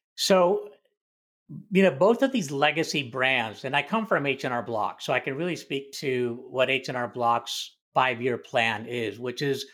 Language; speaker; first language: English; early bilingual, other home language; Hindi